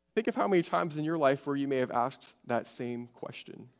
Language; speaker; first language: English; native; English